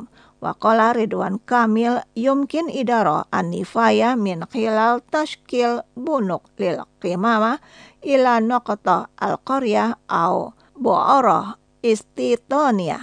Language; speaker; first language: Arabic; non-native, fluent; Indonesian